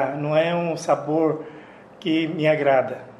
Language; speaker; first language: Portuguese; non-native, fluent; Japanese